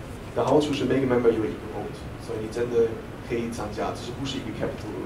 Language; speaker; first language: Chinese; non-native, fluent; German